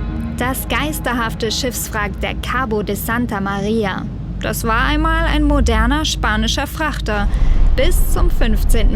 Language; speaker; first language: German; native; German